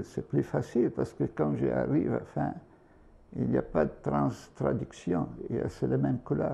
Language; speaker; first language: French; non-native, fluent; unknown